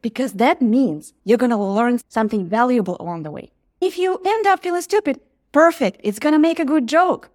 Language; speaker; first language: English; non-native, fluent; Ukrainian